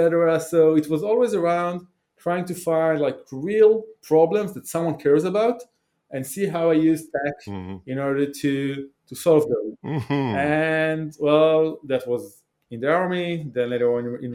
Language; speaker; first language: English; non-native, fluent; Hebrew